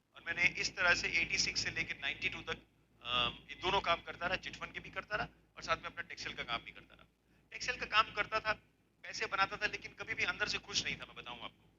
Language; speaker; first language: Hindi; native; Hindi